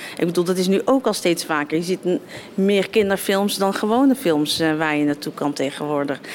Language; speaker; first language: Dutch; native; Dutch